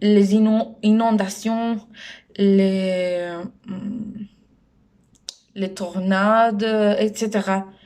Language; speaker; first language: French; non-native, learner; Spanish